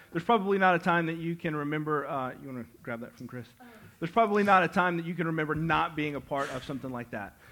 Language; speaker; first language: English; native; English